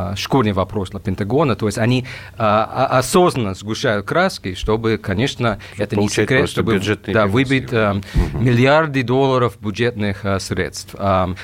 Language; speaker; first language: Russian; non-native, fluent; English